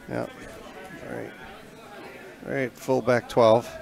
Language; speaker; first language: English; native; English